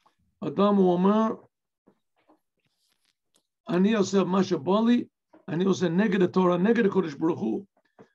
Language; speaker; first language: Hebrew; non-native, fluent; English